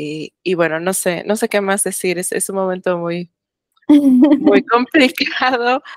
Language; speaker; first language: Spanish; native; Spanish